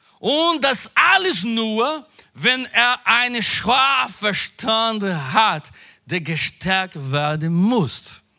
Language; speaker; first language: German; non-native, learner; Portuguese